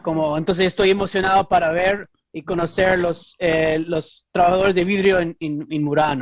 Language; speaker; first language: Spanish; non-native, fluent; English